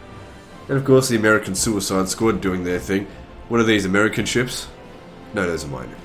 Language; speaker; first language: English; native; English